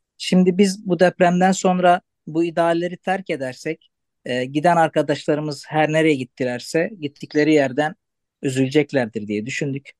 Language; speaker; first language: Turkish; non-native, local second language; Arabic